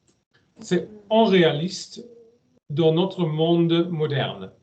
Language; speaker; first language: French; non-native, learner; German